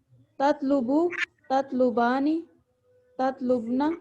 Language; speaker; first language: Arabic; non-native, learner; Urdu